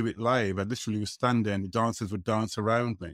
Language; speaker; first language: English; native; English